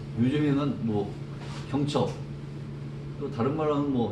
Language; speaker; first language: Korean; native; Korean